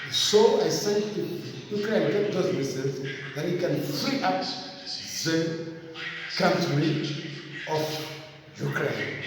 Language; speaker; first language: English; non-native, fluent; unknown